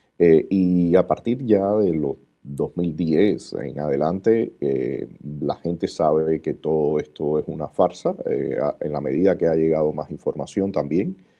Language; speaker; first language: Spanish; native; Spanish